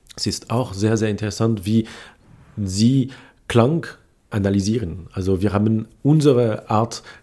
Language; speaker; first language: German; non-native, fluent; French